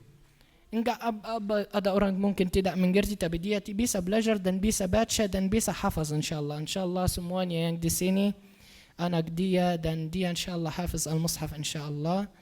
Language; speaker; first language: Indonesian; non-native, learner; Arabic